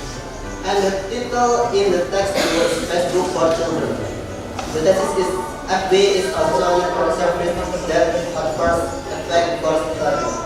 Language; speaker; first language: English; non-native, learner; Indonesian